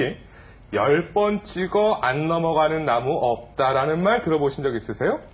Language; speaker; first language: Korean; native; Korean